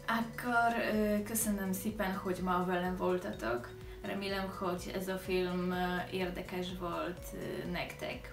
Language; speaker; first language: Hungarian; non-native, learner; Polish